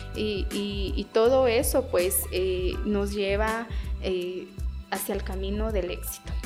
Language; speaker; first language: Spanish; non-native, local second language; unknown